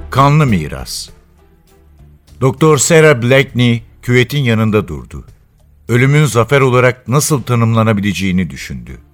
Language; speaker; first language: Turkish; native; Turkish